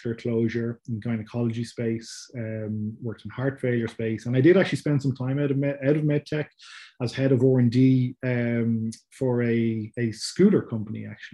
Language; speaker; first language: English; native; English